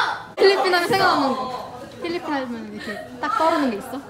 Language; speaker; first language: Korean; early bilingual, other home language; Filipino